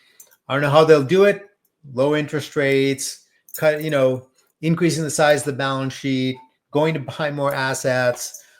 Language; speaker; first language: English; native; English